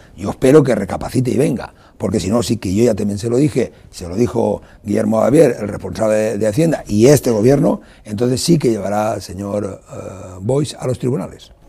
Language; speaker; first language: Spanish; non-native, local second language; Catalan